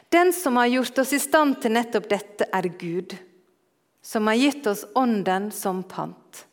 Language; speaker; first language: Norwegian; native; Norwegian